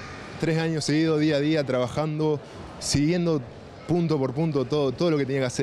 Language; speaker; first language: Spanish; native; Spanish